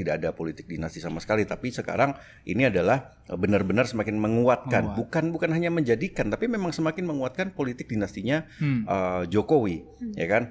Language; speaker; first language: Indonesian; native; Indonesian